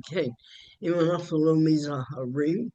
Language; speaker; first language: Hebrew; non-native, learner; English